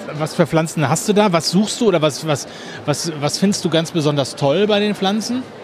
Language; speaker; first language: German; native; German